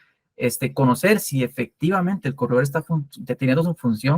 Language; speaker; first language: Spanish; native; Spanish